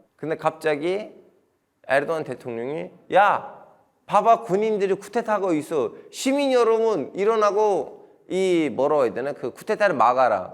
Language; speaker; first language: Korean; non-native, fluent; Turkish